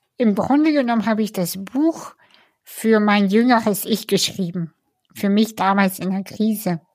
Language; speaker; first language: German; early bilingual, other home language; Russian